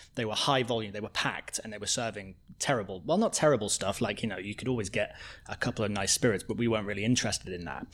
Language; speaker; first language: English; native; English